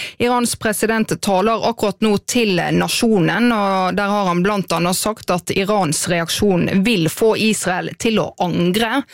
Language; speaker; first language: Norwegian; native; Norwegian